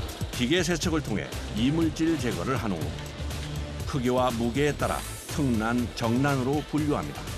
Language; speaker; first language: Korean; native; Korean